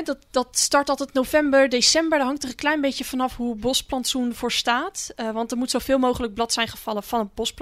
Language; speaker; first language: Dutch; native; Dutch